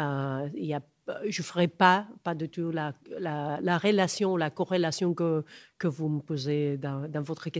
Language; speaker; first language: French; non-native, fluent; Catalan